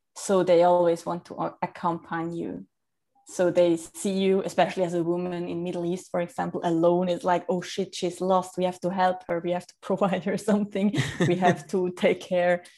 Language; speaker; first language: English; non-native, fluent; Swiss German